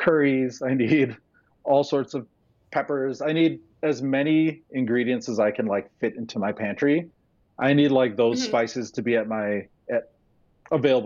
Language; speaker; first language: English; native; English